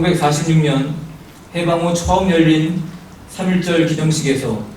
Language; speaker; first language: Korean; native; Korean